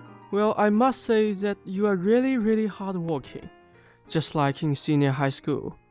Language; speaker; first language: English; non-native, fluent; Chinese